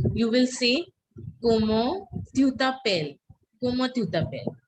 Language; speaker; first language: French; non-native, fluent; Hindi